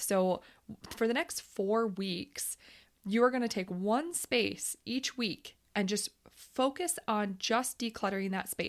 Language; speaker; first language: English; native; English